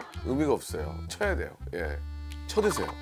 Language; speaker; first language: Korean; native; Korean